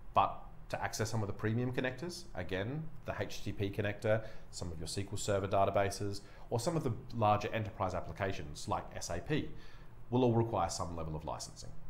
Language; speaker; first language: English; native; English